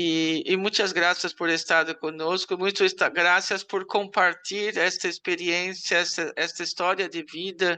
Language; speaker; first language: Portuguese; non-native, learner; Spanish